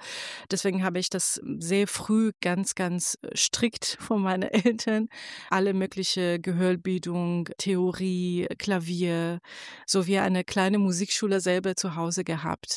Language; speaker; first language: German; non-native, fluent; Persian